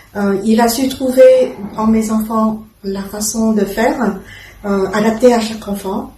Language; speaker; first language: French; non-native, fluent; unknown